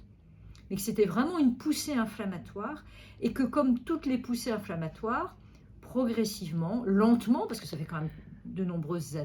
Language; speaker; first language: French; native; French